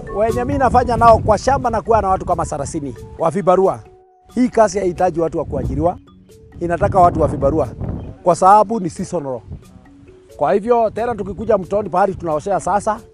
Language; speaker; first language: Swahili; non-native, local second language; Kikuyu